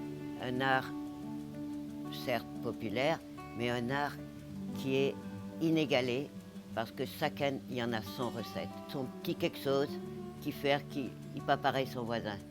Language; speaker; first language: French; non-native, local second language; Morisyen